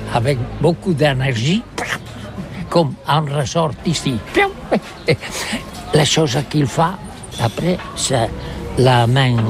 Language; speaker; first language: French; non-native, learner; Catalan